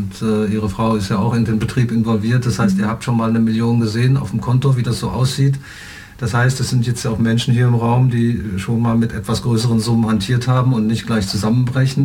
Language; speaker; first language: German; native; German